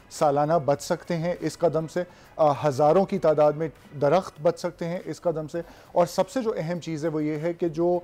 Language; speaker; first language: Urdu; native; Urdu